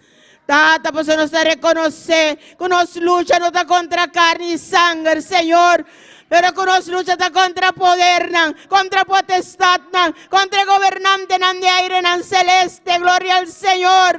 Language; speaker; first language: Spanish; non-native, learner; Papiamento